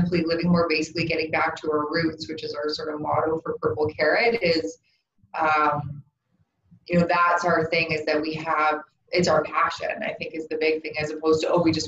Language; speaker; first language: English; native; English